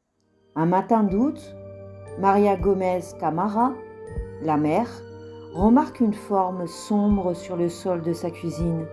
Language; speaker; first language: French; native; French